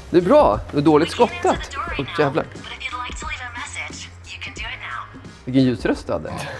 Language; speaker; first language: Swedish; native; Swedish